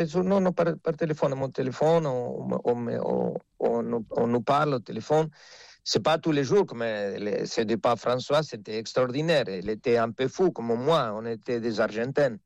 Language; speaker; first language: French; non-native, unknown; Spanish